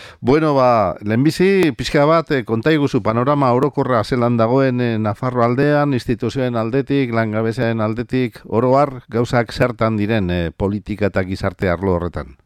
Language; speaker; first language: Basque; native; Basque